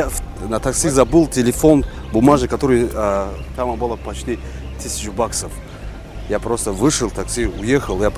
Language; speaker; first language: Russian; non-native, local second language; Tajik